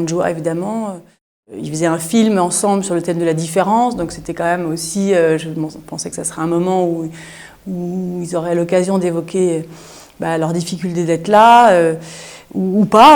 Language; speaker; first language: French; native; French